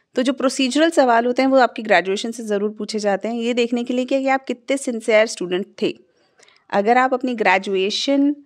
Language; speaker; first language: Hindi; native; Hindi